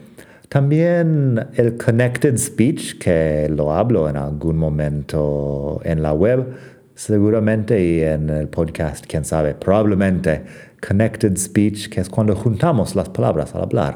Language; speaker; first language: Spanish; non-native, fluent; English